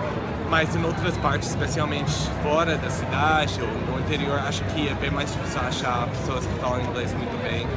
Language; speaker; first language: Portuguese; non-native, fluent; English